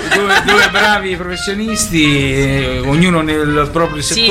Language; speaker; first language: Italian; native; Italian